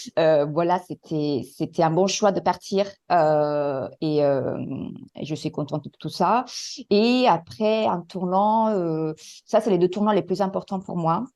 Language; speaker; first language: French; non-native, fluent; Italian